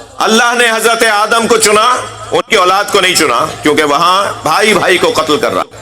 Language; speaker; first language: Urdu; native; Urdu